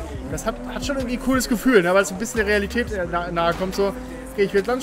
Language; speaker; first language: German; native; German